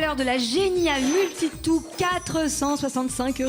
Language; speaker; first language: French; native; French